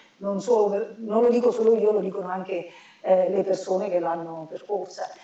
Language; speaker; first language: Italian; native; Italian